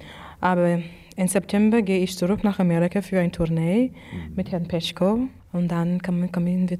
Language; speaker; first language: German; non-native, fluent; English